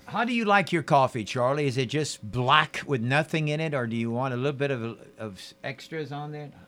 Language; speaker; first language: English; native; English